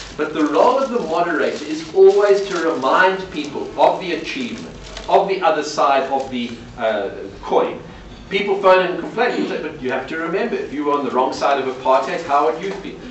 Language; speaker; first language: English; native; English